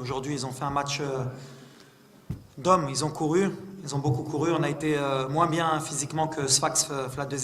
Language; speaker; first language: French; native; French